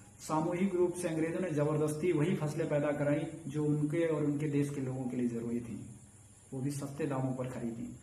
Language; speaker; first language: Hindi; native; Hindi